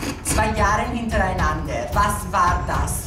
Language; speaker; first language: German; non-native, local second language; Italian